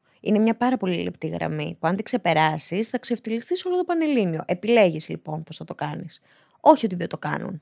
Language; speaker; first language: Greek; early bilingual, other home language; Albanian